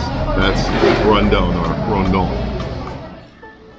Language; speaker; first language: English; native; English